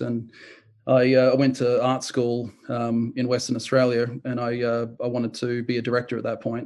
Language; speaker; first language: English; native; English